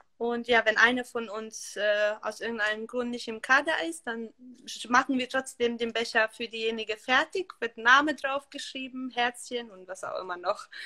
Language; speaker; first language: German; non-native, fluent; Hungarian